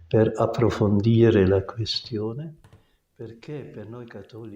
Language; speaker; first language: Italian; non-native, local second language; German